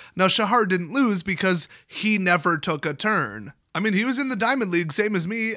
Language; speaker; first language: English; native; English